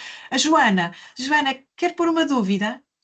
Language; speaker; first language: Portuguese; native; Portuguese